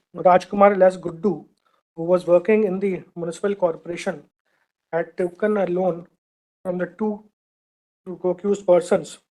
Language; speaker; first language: English; non-native, local second language; Hindi